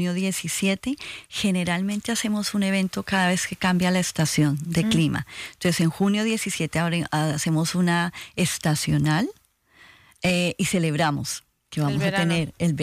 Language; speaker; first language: Spanish; native; Spanish